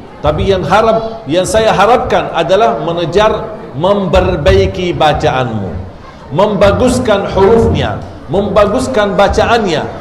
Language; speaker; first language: Indonesian; non-native, fluent; Arabic